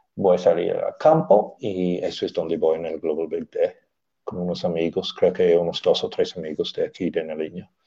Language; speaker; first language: Spanish; non-native, fluent; English